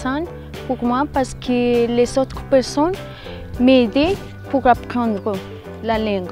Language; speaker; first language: French; non-native, learner; Spanish